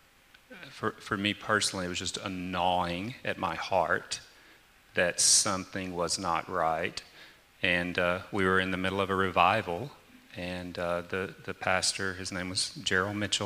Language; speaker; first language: English; native; English